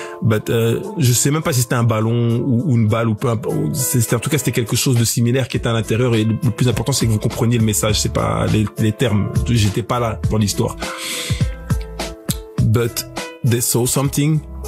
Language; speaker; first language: French; native; French